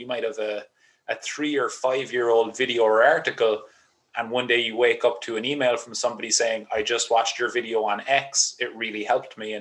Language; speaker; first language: English; native; English